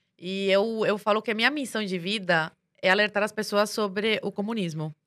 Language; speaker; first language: Portuguese; early bilingual, other home language; Spanish